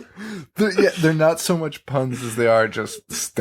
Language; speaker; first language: English; native; English